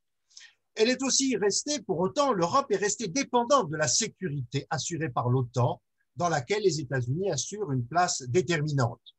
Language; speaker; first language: French; native; French